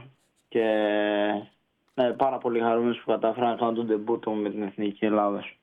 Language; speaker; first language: Greek; early bilingual, heritage; Greek